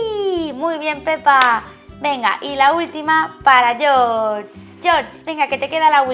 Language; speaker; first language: Spanish; native; Spanish